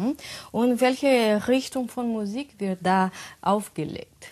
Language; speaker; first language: German; non-native, learner; Portuguese